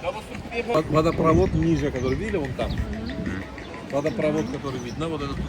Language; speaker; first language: Russian; non-native, learner; Turkish